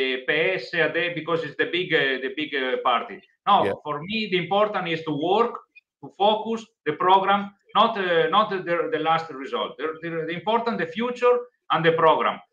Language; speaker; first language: English; non-native, learner; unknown